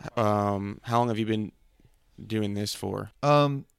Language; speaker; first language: English; native; English